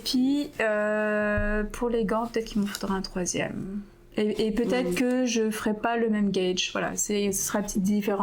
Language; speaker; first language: French; native; French